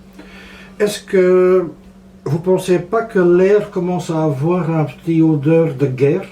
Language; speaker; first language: French; non-native, local second language; Dutch